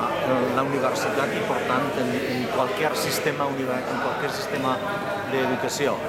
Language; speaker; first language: Catalan; non-native, fluent; Basque